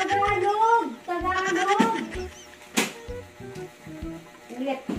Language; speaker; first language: Filipino; non-native, local second language; Pampanga